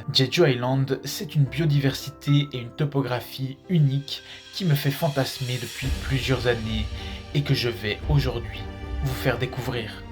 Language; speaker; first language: French; native; French